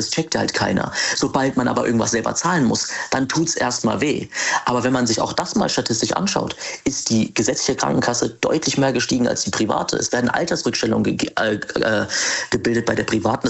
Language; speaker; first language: German; native; German